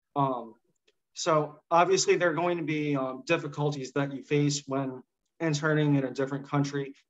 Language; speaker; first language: English; native; English